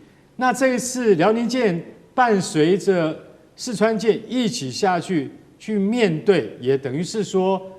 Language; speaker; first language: Chinese; native; Chinese